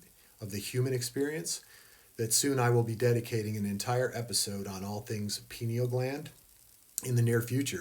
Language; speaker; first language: English; native; English